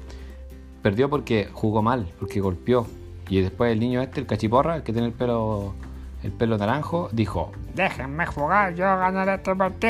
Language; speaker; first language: Spanish; native; Spanish